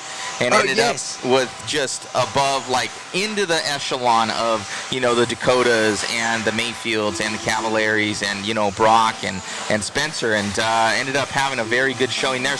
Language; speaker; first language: English; native; English